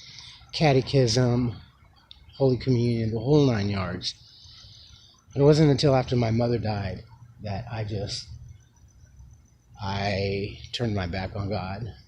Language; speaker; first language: English; native; English